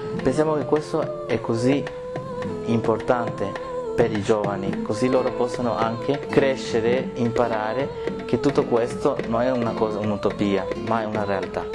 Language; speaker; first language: Italian; non-native, fluent; Spanish